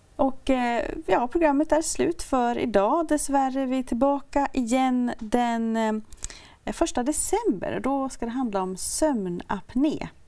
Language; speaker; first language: Swedish; native; Swedish